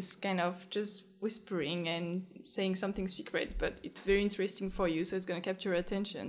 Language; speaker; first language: English; non-native, fluent; French